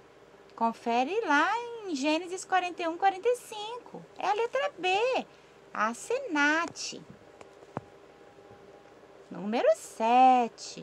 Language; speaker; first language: Portuguese; native; Portuguese